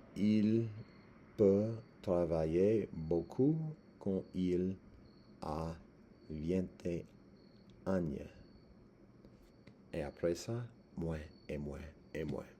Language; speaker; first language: French; non-native, learner; English